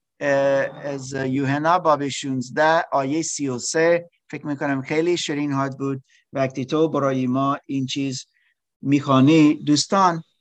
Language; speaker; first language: Persian; non-native, learner; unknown